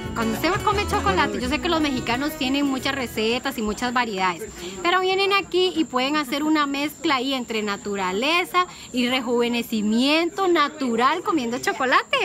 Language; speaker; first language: Spanish; native; Spanish